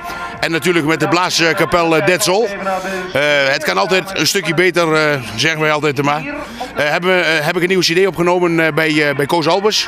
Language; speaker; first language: Dutch; native; Dutch